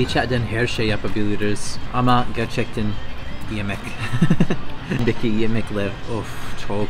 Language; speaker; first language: Turkish; non-native, learner; English